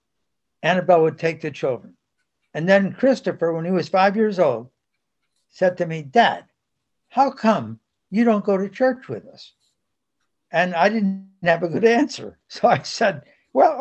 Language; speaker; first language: English; early bilingual, other home language; Spanish